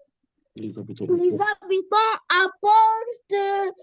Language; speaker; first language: French; non-native, learner; Arabic